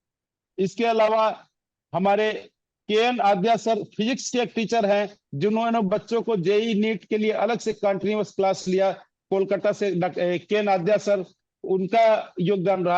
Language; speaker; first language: Hindi; native; Hindi